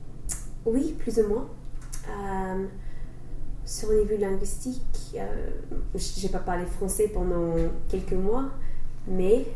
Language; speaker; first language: French; non-native, fluent; English